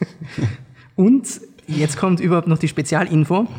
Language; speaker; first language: German; native; German